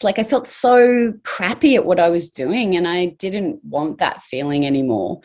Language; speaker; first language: English; native; English